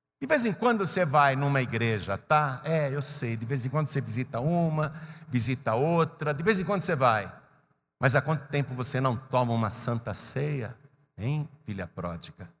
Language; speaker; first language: Portuguese; native; Portuguese